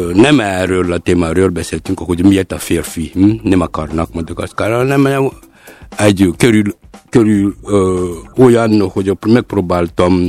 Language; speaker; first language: Hungarian; non-native, fluent; Malagasy